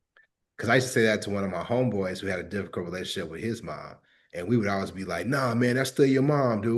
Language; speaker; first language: English; native; English